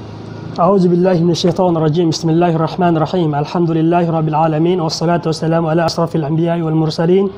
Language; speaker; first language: Arabic; non-native, fluent; Filipino